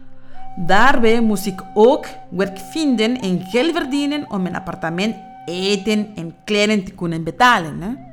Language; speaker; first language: Dutch; non-native, fluent; Spanish